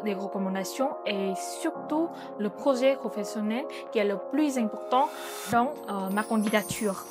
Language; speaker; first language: French; non-native, fluent; Vietnamese